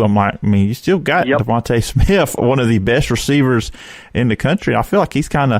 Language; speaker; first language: English; native; English